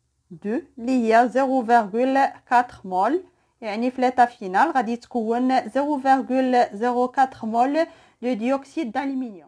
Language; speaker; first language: Arabic; native; Arabic